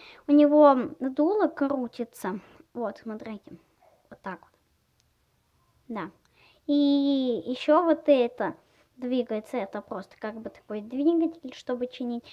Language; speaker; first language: Russian; native; Russian